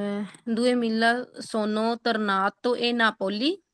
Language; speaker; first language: Italian; non-native, learner; Punjabi